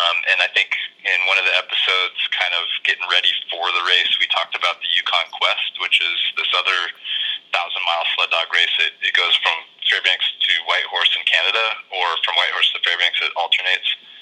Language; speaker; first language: English; native; English